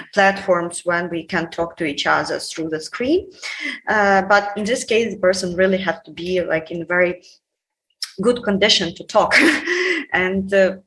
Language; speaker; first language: English; non-native, fluent; Ukrainian